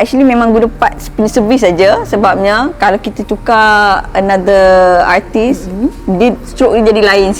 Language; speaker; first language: Malay; native; Malay